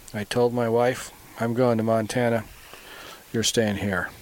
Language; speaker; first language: English; native; English